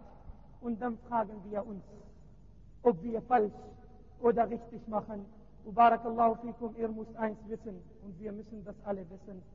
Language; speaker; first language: German; non-native, learner; Arabic